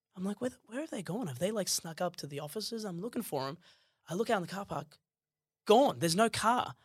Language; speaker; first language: English; early bilingual, other home language; Arabic